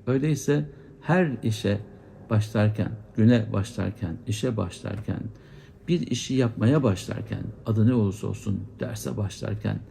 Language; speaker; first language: Turkish; native; Turkish